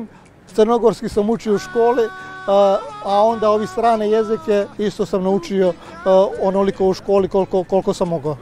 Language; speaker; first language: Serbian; non-native, local second language; Albanian